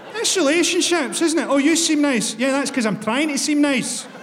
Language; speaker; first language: English; native; English